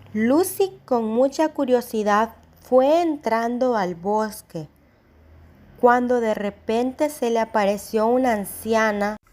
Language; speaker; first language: Spanish; native; Spanish